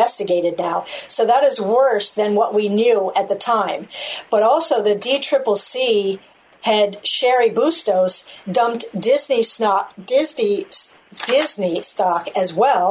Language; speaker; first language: English; native; English